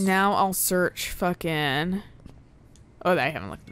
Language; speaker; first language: English; native; English